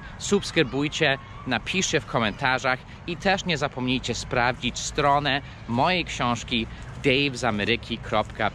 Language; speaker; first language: Polish; non-native, fluent; English